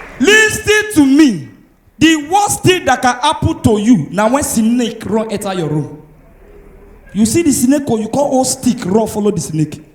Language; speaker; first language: Nigerian Pidgin; native; Nigerian Pidgin